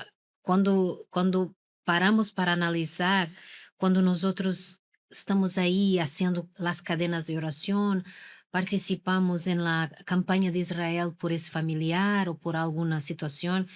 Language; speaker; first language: Spanish; non-native, learner; Portuguese